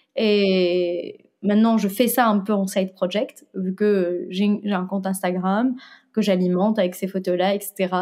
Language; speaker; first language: French; non-native, local second language; Arabic